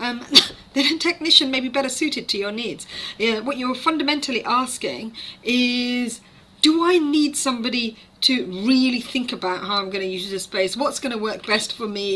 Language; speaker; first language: English; native; English